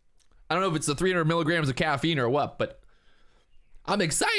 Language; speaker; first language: English; native; English